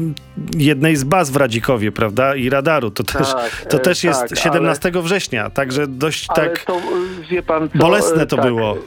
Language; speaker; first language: Polish; native; Polish